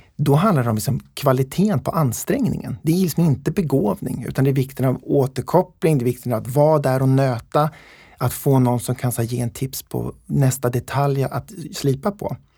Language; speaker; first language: Swedish; native; Swedish